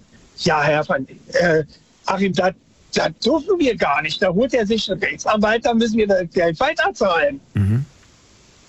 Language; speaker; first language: German; native; German